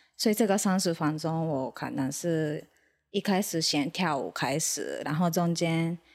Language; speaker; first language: Chinese; non-native, fluent; Japanese